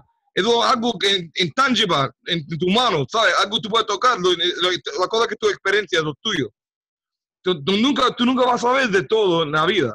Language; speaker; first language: Spanish; early bilingual, heritage; Spanish